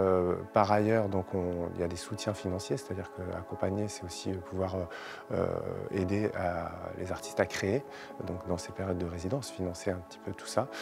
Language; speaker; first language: French; native; French